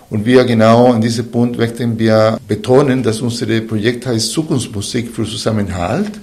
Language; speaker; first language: German; non-native, fluent; Spanish